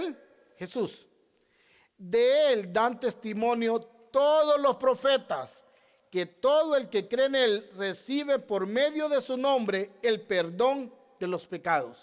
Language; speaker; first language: Spanish; native; Spanish